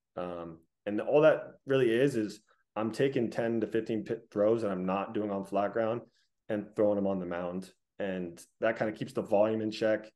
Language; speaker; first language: English; native; English